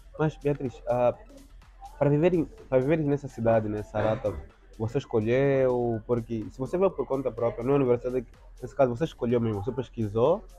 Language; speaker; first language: Portuguese; native; Portuguese